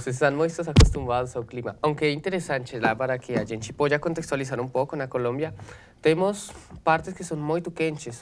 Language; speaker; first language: Portuguese; non-native, learner; Spanish